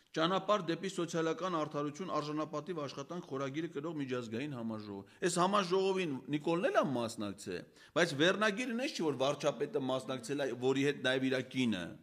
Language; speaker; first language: Armenian; native; Armenian